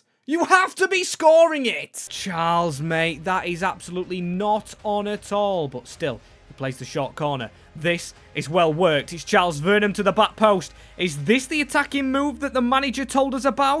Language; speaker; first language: English; native; English